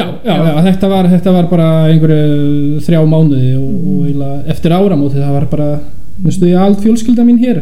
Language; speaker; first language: Icelandic; non-native, fluent; Polish